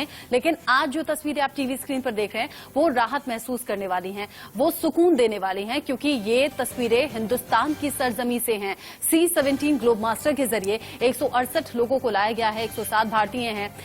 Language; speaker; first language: Hindi; native; Hindi